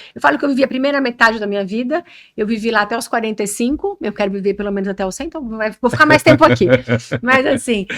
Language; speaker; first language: Portuguese; native; Portuguese